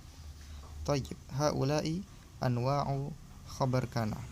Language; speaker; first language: Arabic; non-native, learner; Indonesian